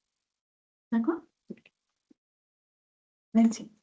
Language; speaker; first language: French; non-native, fluent; Dutch